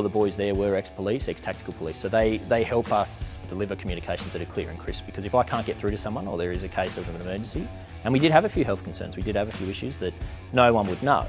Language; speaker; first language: English; native; English